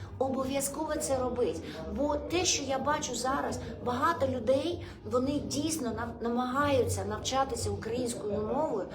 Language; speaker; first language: Ukrainian; non-native, local second language; Russian